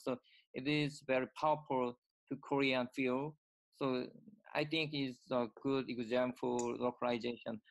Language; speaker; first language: English; non-native, learner; Korean